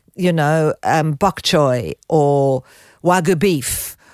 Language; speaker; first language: English; native; English